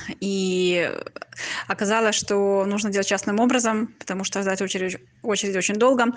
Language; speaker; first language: Russian; native; Russian